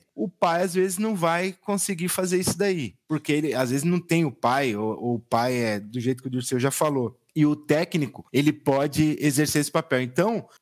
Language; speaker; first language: Portuguese; native; Portuguese